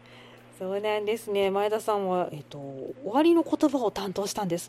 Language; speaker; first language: Japanese; native; Japanese